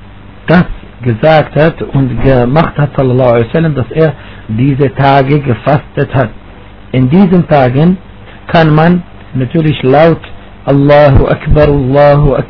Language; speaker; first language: German; non-native, fluent; Arabic